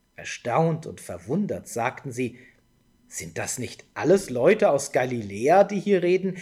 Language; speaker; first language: German; native; German